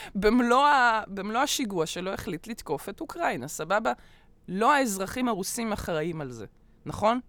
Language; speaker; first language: Hebrew; early bilingual, other home language; Russian